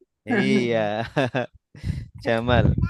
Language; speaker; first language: Indonesian; native; Indonesian